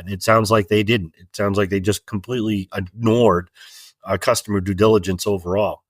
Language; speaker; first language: English; native; English